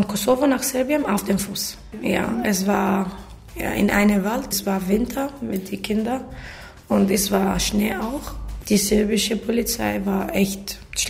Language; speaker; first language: German; non-native, learner; Arabic